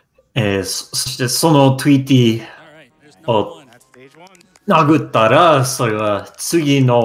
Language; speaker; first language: Japanese; non-native, learner; English